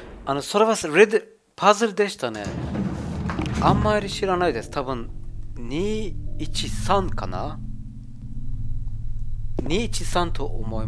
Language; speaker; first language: Japanese; non-native, learner; German